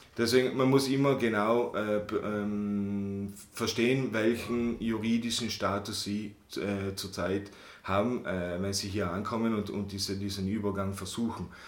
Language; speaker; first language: German; non-native, local second language; Italian